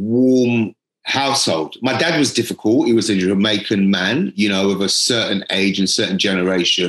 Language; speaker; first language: English; native; English